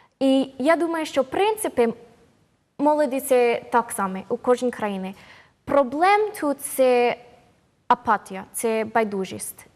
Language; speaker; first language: Ukrainian; non-native, learner; English